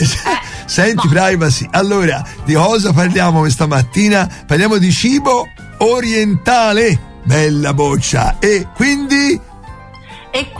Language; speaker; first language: Italian; native; Italian